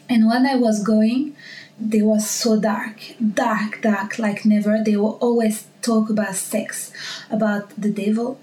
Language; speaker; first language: English; non-native, learner; French